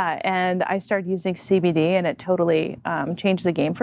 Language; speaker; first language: English; native; English